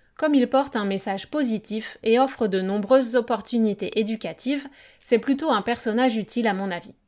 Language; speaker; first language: French; native; French